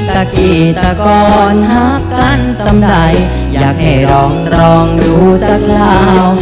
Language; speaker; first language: Thai; native; Thai